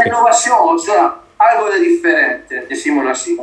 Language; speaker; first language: Spanish; non-native, learner; Italian